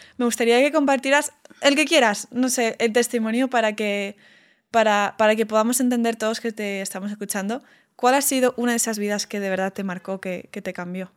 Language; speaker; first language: Spanish; non-native, fluent; English